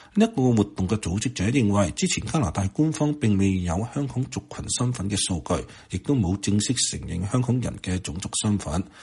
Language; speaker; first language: Chinese; non-native, local second language; Cantonese